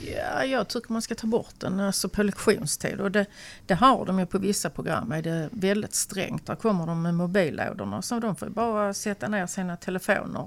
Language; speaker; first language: Swedish; native; Swedish